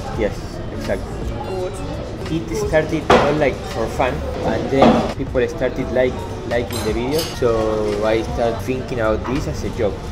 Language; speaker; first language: English; non-native, learner; Spanish